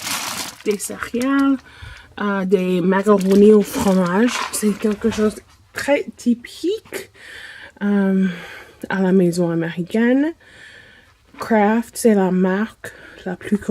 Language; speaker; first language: French; non-native, fluent; English